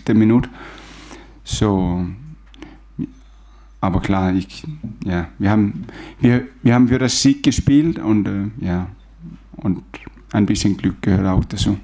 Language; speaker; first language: German; non-native, fluent; Danish